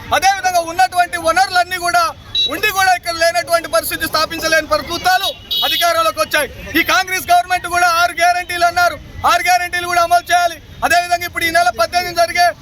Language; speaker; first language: Telugu; native; Telugu